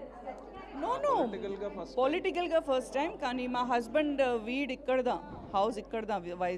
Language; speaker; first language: Telugu; non-native, learner; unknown